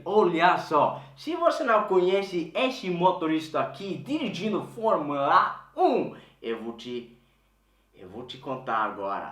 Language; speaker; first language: Portuguese; non-native, fluent; Swedish